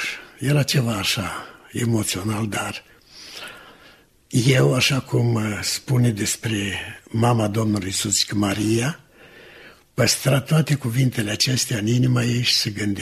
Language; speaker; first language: Romanian; native; Romanian